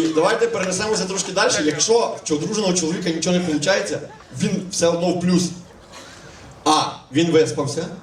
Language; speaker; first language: Ukrainian; native; Ukrainian